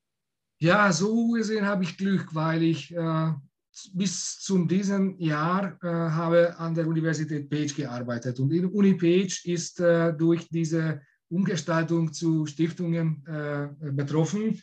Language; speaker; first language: German; non-native, fluent; Hungarian